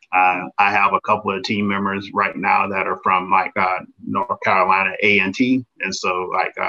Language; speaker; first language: English; native; English